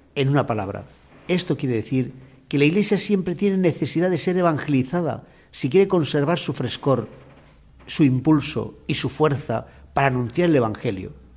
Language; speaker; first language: Spanish; native; Spanish